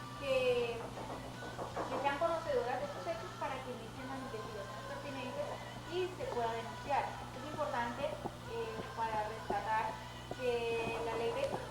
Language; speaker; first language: Spanish; native; Spanish